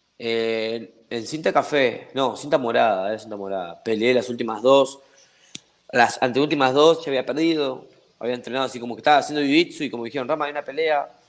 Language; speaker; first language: Spanish; native; Spanish